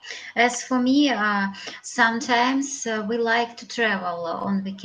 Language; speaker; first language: English; non-native, learner; Russian